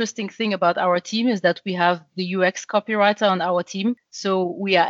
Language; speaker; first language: English; non-native, fluent; French